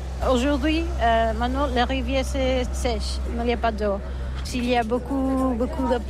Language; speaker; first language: French; non-native, learner; Catalan